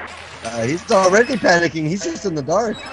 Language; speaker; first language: English; native; English